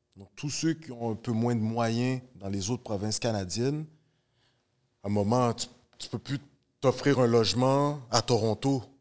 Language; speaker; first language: French; native; French